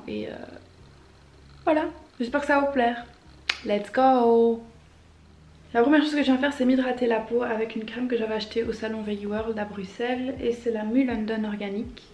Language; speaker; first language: French; native; French